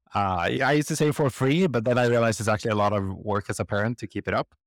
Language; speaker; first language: English; non-native, fluent; Swedish